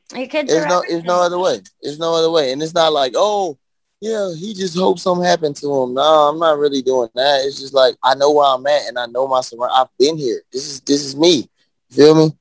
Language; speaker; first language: English; native; English